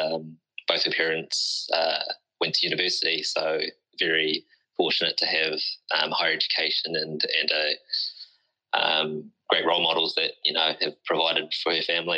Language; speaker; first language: English; native; English